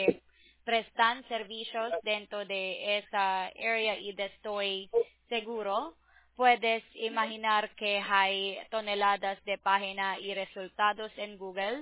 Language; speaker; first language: Spanish; non-native, learner; English